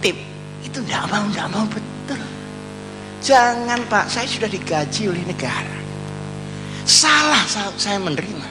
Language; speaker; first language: Indonesian; non-native, local second language; Javanese